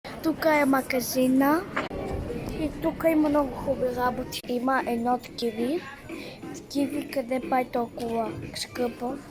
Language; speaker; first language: Bulgarian; early bilingual, heritage; Bulgarian